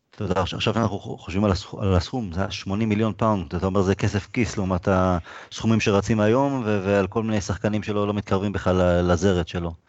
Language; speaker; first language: Hebrew; native; Hebrew